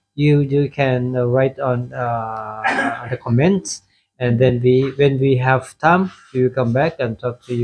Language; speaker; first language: English; non-native, fluent; Thai